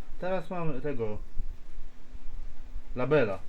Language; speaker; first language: Polish; native; Polish